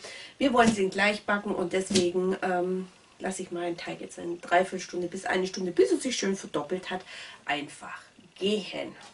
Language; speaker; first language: German; native; German